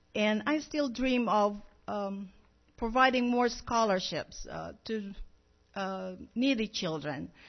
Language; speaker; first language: English; non-native, local second language; Filipino